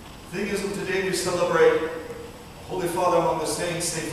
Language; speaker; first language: English; early bilingual, other home language; Russian